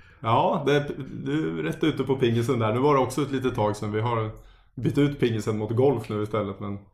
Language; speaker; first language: Swedish; native; Swedish